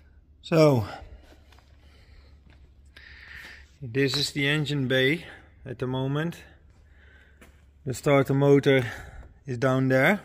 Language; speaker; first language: English; non-native, fluent; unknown